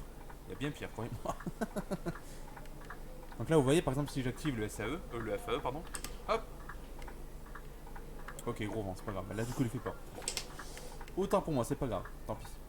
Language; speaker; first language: French; native; French